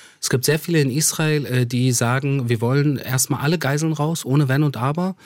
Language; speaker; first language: German; early bilingual, other home language; Persian